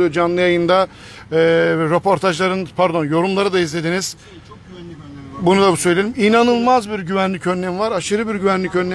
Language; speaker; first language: Turkish; native; Turkish